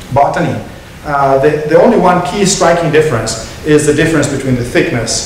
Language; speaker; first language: English; non-native, fluent; Italian